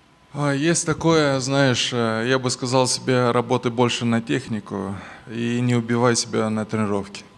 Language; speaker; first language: Russian; non-native, local second language; Romanian